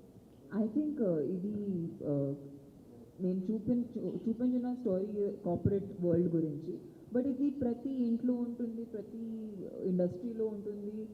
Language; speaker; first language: Telugu; non-native, local second language; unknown